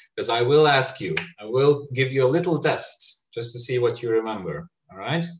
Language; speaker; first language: English; non-native, fluent; Lithuanian